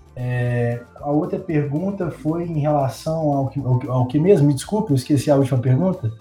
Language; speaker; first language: Portuguese; native; Portuguese